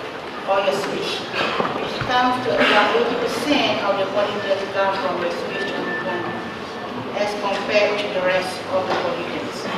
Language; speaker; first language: English; non-native, local second language; Malay